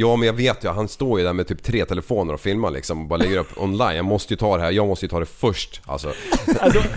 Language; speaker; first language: Swedish; native; Swedish